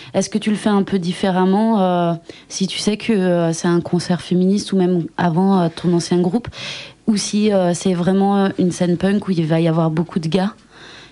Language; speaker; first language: French; native; French